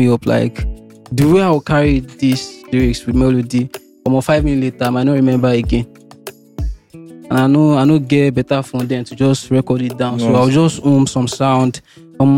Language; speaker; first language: English; non-native, local second language; Yoruba